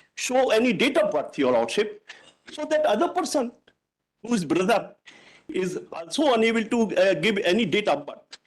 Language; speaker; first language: English; non-native, local second language; Hindi